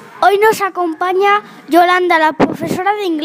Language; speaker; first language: Spanish; native; Spanish